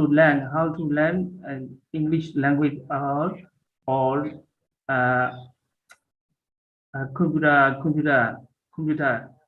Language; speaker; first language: English; non-native, learner; Burmese